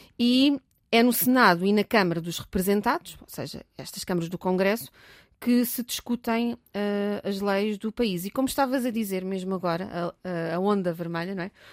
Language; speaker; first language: Portuguese; native; Portuguese